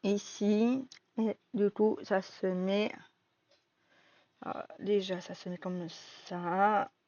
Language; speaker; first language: French; native; French